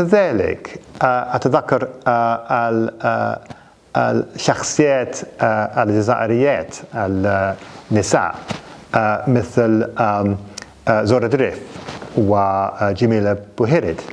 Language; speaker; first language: Arabic; non-native, fluent; English